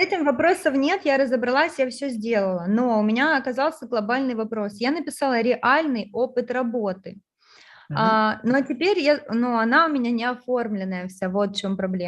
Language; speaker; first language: Russian; native; Russian